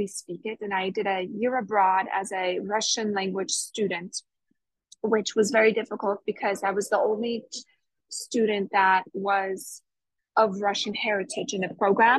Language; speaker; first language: English; native; English